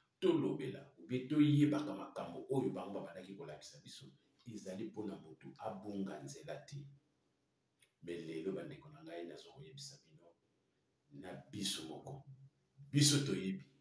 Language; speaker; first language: Lingala; non-native, local second language; Kongo